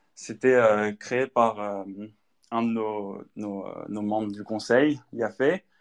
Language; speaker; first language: French; native; French